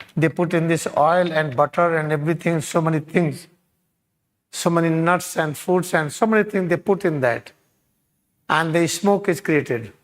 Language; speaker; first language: English; non-native, local second language; Hindi